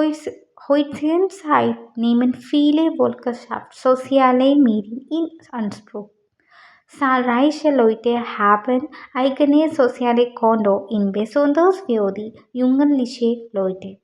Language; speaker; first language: German; non-native, learner; Malayalam